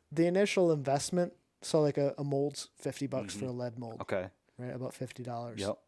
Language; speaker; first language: English; native; English